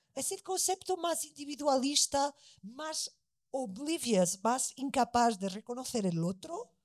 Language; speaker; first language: Spanish; non-native, fluent; Portuguese